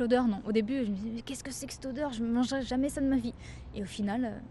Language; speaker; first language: French; native; French